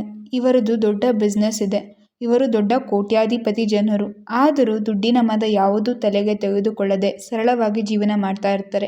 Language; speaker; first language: Kannada; native; Kannada